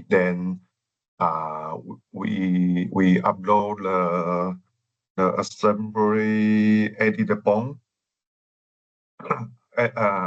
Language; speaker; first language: English; non-native, learner; Chinese